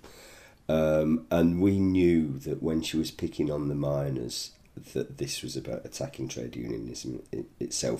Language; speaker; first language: English; native; English